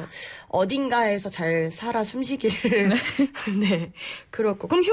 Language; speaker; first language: Korean; native; Korean